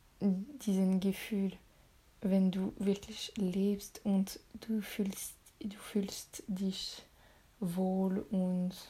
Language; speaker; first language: German; non-native, learner; French